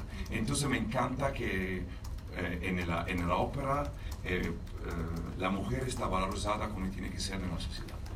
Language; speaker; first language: Spanish; non-native, fluent; Italian